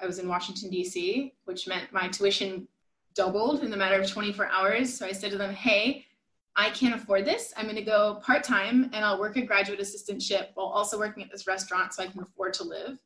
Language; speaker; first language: English; native; English